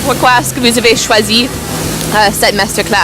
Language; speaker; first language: French; non-native, learner; English